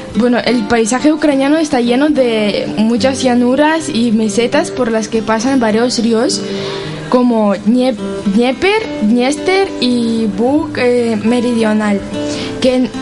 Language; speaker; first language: Spanish; non-native, learner; Ukrainian